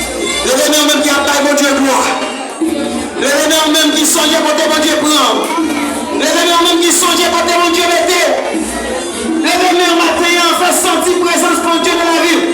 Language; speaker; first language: French; non-native, local second language; Haitian Creole